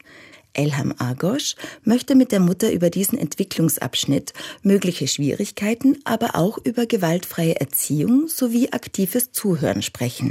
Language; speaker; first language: German; native; German